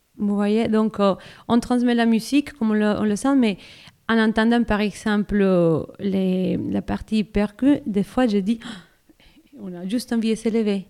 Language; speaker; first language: French; non-native, fluent; Spanish